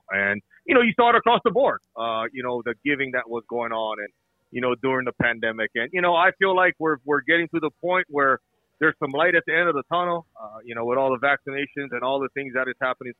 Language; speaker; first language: English; native; English